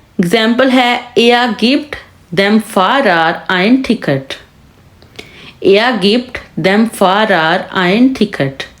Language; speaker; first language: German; non-native, fluent; Urdu